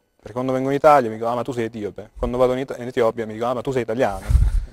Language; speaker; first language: Italian; early bilingual, heritage; Italian